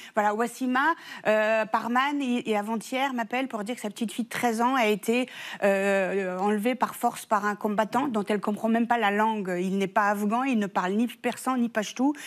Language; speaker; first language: French; early bilingual, other home language; Persian